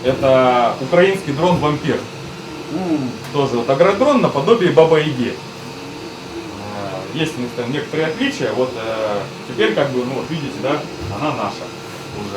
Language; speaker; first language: Russian; native; Russian